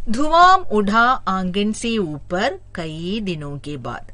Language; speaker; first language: Hindi; non-native, local second language; Malayalam